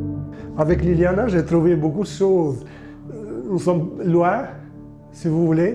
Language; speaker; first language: French; non-native, learner; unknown